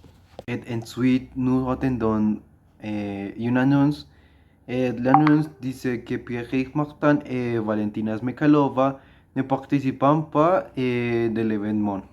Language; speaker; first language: French; non-native, learner; Spanish